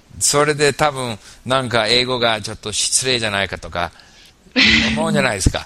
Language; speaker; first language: Japanese; non-native, fluent; English